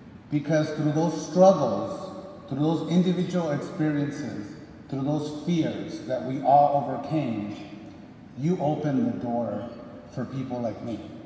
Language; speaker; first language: English; early bilingual, other home language; Spanish